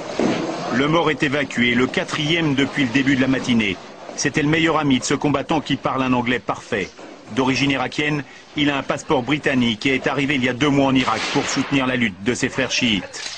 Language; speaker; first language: French; native; French